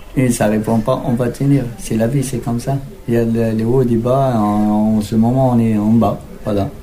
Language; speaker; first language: French; non-native, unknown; Arabic